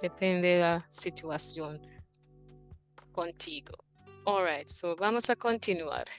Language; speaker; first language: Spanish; non-native, fluent; English